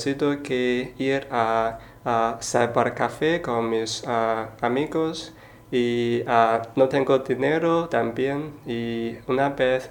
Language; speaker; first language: Spanish; non-native, learner; Chinese